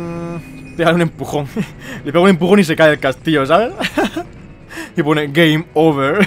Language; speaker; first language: Spanish; native; Spanish